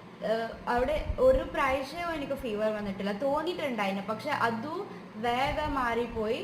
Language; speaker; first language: Malayalam; early bilingual, heritage; Malayalam